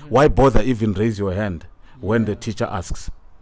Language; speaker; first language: English; non-native, local second language; Tsonga